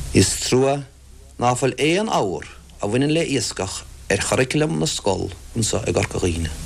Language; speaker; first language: Irish; native; Irish